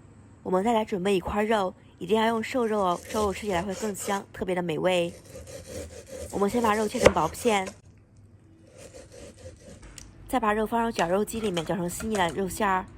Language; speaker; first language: Chinese; native; Chinese